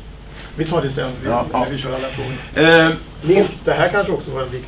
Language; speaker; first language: Swedish; native; Swedish